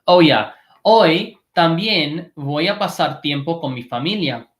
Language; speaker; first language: Spanish; non-native, fluent; English